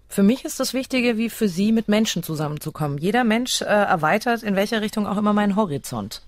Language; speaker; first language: German; native; German